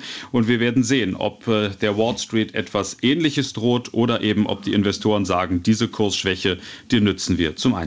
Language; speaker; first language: German; native; German